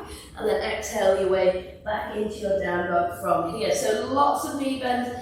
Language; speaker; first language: English; native; English